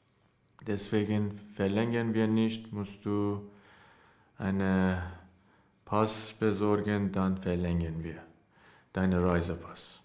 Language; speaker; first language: German; non-native, learner; Persian